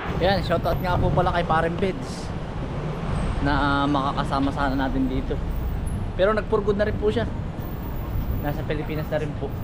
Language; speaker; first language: Filipino; native; Filipino